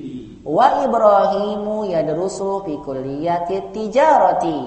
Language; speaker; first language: Arabic; non-native, fluent; Indonesian